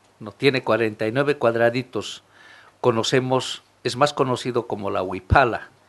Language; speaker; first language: Spanish; non-native, local second language; Aymara